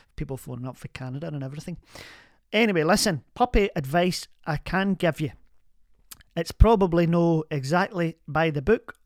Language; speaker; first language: English; native; English